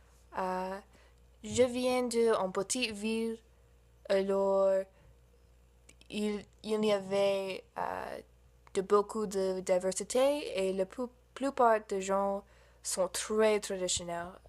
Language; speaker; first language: French; non-native, learner; English